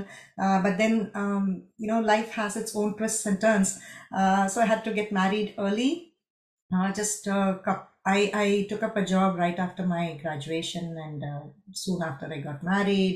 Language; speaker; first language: English; non-native, local second language; Tamil